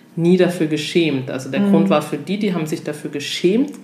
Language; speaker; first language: German; early bilingual, other home language; Ewe